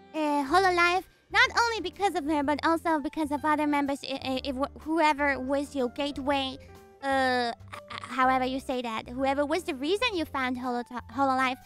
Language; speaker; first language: English; non-native, fluent; German